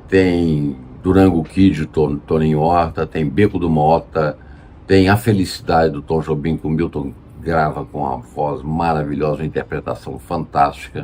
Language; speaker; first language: Portuguese; native; Portuguese